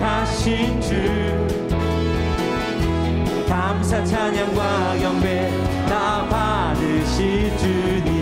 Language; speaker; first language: Korean; native; Korean